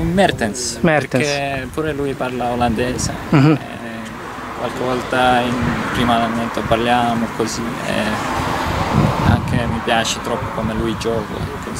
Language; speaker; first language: Italian; non-native, learner; Estonian